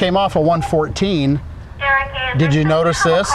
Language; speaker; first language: English; native; English